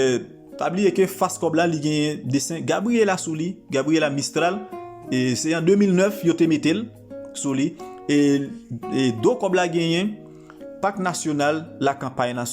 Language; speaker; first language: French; non-native, local second language; Haitian Creole